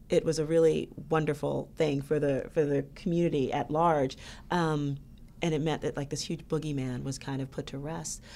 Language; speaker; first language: English; native; English